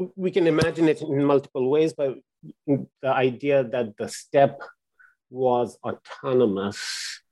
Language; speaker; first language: English; non-native, local second language; Urdu